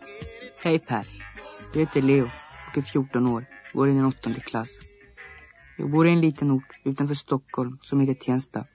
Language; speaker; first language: Swedish; early bilingual, other home language; Greek